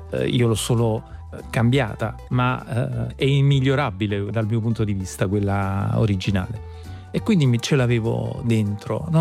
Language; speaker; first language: Italian; native; Italian